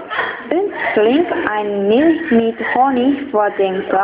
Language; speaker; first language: German; non-native, learner; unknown